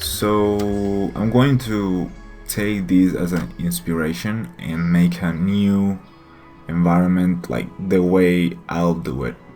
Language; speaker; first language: English; non-native, fluent; Spanish